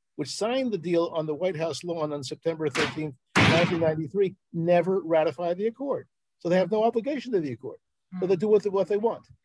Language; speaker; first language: English; native; English